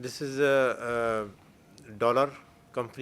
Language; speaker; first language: English; non-native, learner; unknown